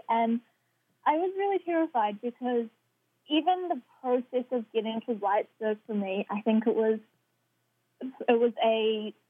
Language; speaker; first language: English; native; English